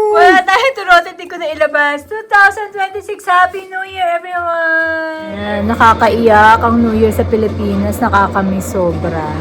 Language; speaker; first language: Filipino; native; Filipino